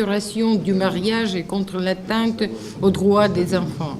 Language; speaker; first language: French; non-native, fluent; Russian